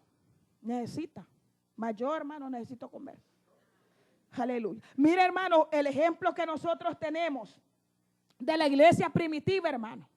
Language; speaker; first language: Spanish; native; Spanish